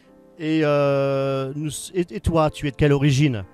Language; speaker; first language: French; native; French